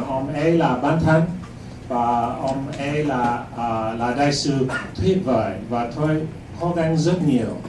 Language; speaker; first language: Vietnamese; non-native, fluent; English